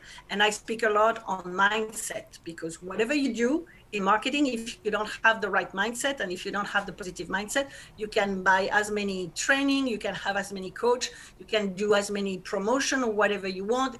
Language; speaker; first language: English; non-native, fluent; French